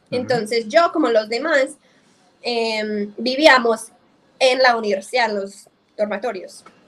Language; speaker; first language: Spanish; non-native, fluent; English